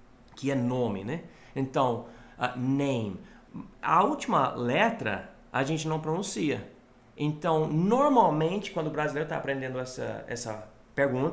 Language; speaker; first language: Portuguese; non-native, fluent; English